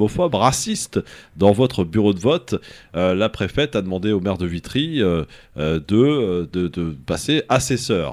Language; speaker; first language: French; native; French